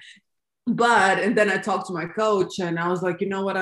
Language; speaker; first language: English; non-native, fluent; Latvian